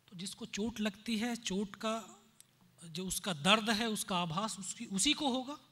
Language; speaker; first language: Hindi; native; Hindi